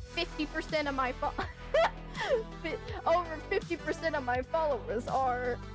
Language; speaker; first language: English; native; English